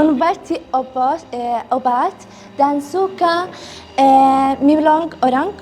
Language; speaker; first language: Indonesian; non-native, learner; Arabic